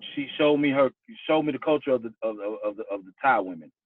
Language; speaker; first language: English; native; English